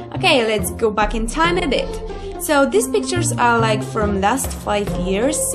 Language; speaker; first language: English; non-native, fluent; Polish